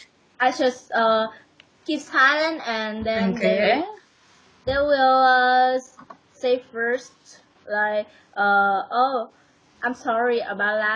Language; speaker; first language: English; non-native, learner; Vietnamese